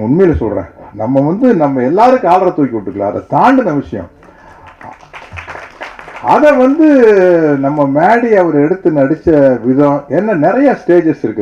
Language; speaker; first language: Tamil; native; Tamil